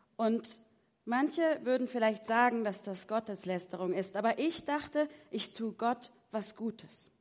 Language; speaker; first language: German; native; German